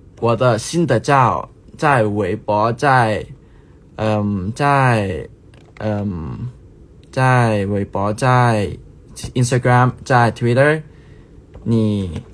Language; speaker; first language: Chinese; non-native, learner; Thai